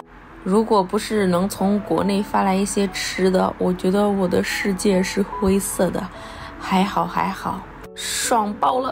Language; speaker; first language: Chinese; native; Chinese